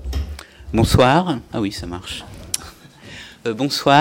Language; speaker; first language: French; native; French